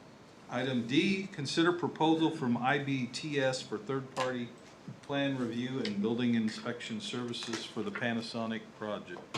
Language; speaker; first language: English; native; English